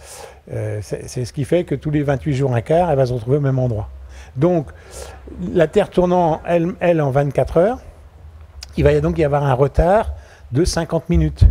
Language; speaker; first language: French; native; French